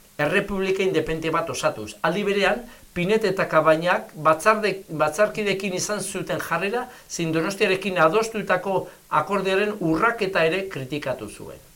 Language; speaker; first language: Basque; native; Basque